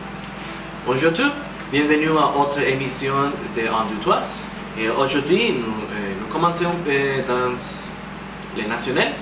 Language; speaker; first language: French; non-native, learner; Spanish